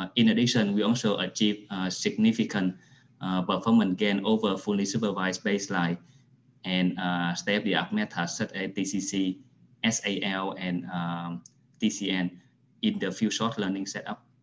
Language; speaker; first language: English; non-native, fluent; Vietnamese